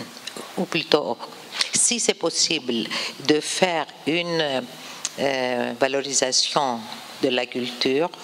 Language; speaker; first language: French; non-native, fluent; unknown